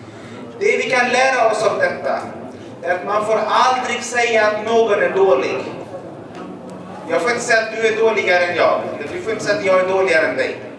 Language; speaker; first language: Swedish; early bilingual, other home language; Arabic